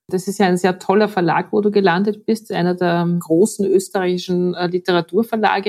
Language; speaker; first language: German; native; German